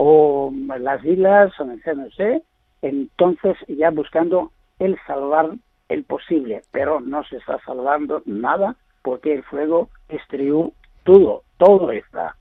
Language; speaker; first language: Spanish; non-native, learner; Greek